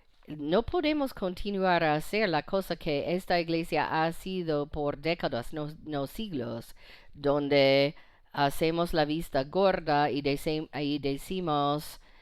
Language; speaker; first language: Spanish; non-native, fluent; English